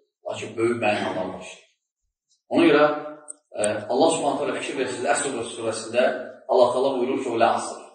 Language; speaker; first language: Turkish; non-native, learner; Azerbaijani